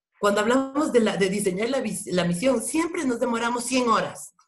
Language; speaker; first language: Spanish; native; Spanish